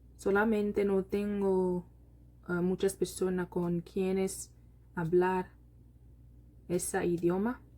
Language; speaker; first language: Spanish; non-native, learner; Lingala